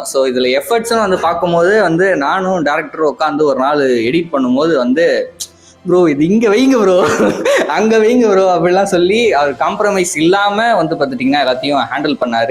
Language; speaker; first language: Tamil; native; Tamil